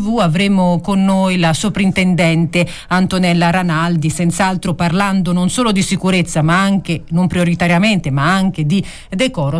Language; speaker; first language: Italian; native; Italian